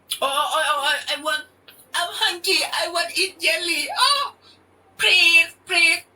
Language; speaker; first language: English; non-native, learner; Thai